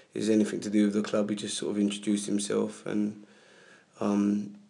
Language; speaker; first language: English; native; English